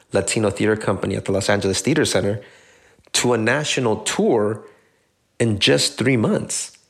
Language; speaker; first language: English; early bilingual, other home language; Spanish